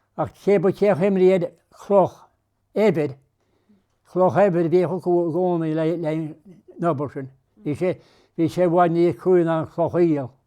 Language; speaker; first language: Irish; native; Irish